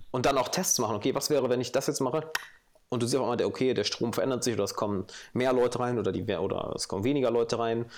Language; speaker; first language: German; native; German